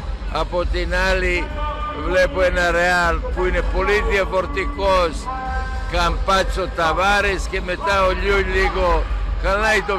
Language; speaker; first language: Greek; non-native, fluent; Serbian